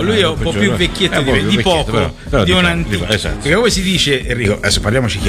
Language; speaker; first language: Italian; native; Italian